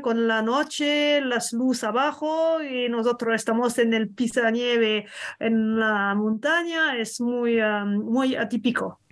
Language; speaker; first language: Spanish; non-native, learner; French